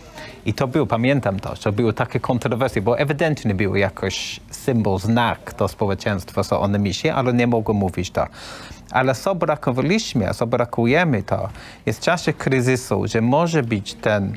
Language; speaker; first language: Polish; non-native, learner; English